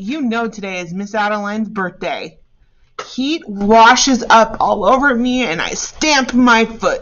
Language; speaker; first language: English; native; English